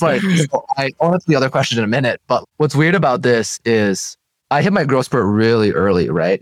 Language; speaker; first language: English; native; English